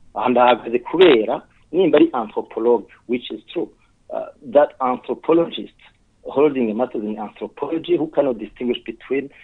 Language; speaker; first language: English; non-native, fluent; Rundi